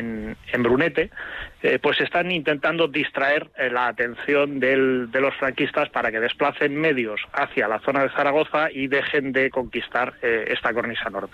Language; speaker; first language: Spanish; native; Spanish